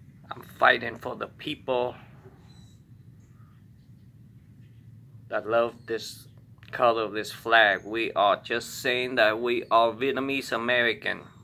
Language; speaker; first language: English; non-native, fluent; Vietnamese